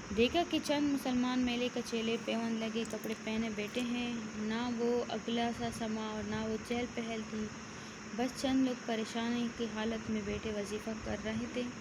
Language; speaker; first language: Urdu; non-native, local second language; Pashto